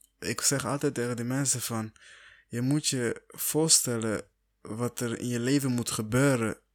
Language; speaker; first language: Dutch; non-native, fluent; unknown